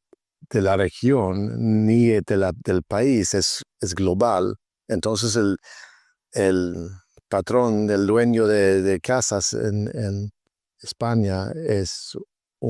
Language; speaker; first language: Spanish; non-native, fluent; Swedish